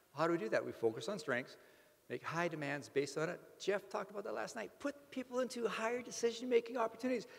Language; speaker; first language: English; native; English